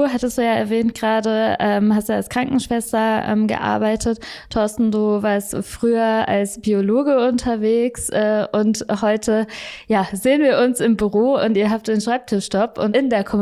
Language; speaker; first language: German; native; German